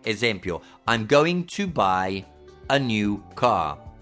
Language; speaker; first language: English; native; English